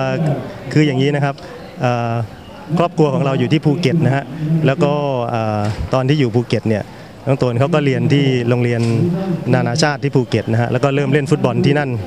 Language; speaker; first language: Thai; native; Thai